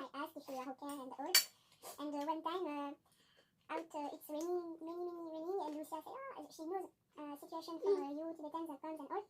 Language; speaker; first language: English; non-native, learner; French